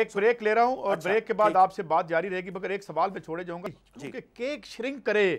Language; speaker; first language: Urdu; non-native, local second language; Punjabi